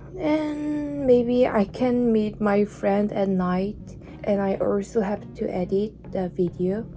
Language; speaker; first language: English; non-native, learner; Korean